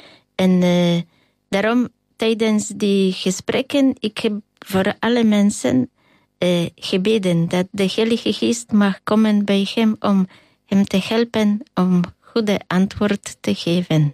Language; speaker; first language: Dutch; non-native, fluent; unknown